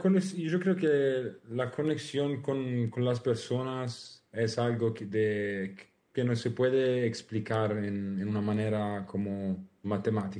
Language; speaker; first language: Spanish; non-native, learner; Italian